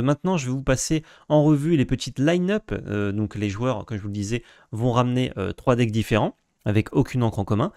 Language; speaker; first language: French; native; French